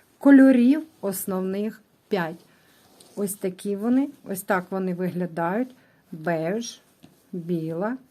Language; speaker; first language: Ukrainian; native; Ukrainian